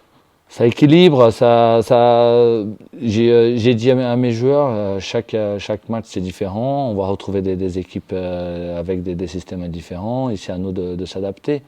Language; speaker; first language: French; non-native, fluent; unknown